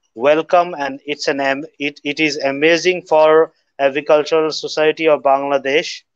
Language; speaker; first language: English; non-native, local second language; Bangla